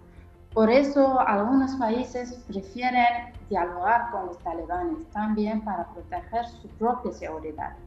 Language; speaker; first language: Spanish; non-native, fluent; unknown